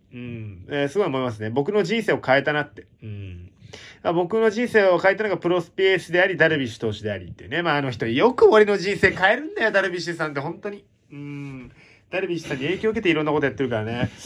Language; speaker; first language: Japanese; native; Japanese